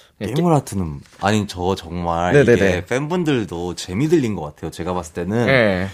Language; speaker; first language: Korean; native; Korean